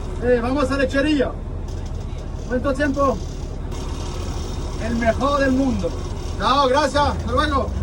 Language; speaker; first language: Spanish; non-native, learner; French